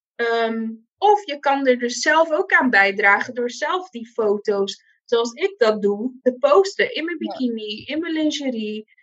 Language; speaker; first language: Dutch; non-native, local second language; Papiamento